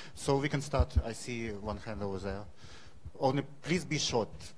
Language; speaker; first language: English; non-native, fluent; Ukrainian